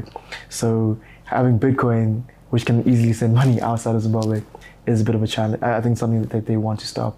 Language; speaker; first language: English; non-native, local second language; Shona